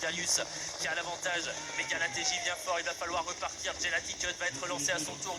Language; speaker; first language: French; native; French